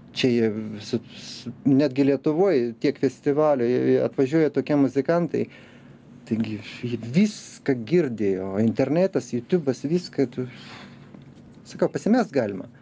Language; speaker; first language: Lithuanian; non-native, local second language; Russian